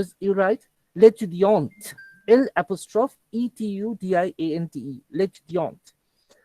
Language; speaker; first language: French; non-native, fluent; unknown